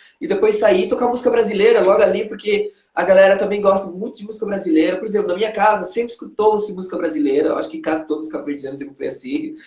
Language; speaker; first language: Portuguese; non-native, local second language; Kabuverdianu